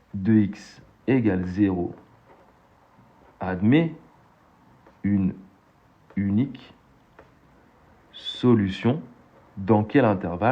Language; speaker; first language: French; native; French